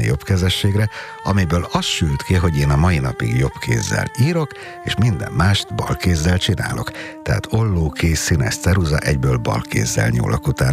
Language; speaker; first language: Hungarian; native; Hungarian